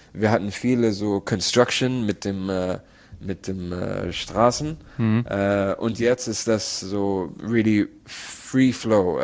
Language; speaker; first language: German; early bilingual, other home language; English